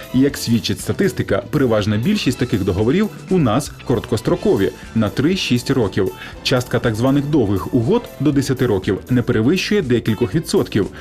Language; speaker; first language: Ukrainian; native; Ukrainian